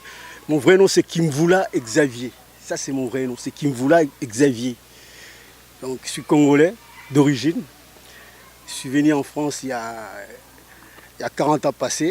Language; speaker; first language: French; non-native, local second language; Lingala